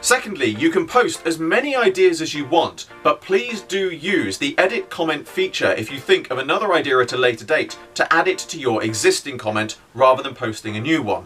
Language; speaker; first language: English; native; English